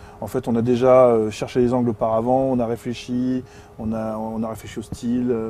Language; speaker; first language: French; native; French